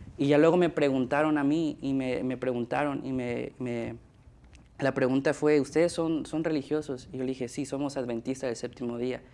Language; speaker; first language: Spanish; native; Spanish